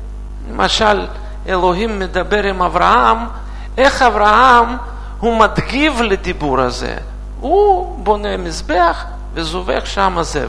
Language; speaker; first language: Hebrew; non-native, fluent; Russian